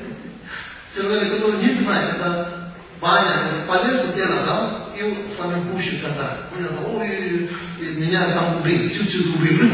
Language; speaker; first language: Russian; non-native, learner; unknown